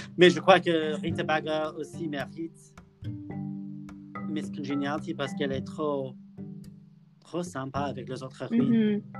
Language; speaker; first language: French; non-native, learner; English